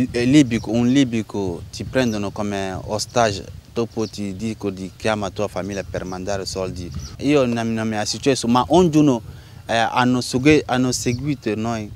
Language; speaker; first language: Italian; non-native, learner; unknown